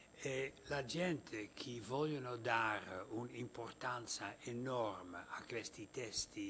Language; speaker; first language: Italian; non-native, fluent; Dutch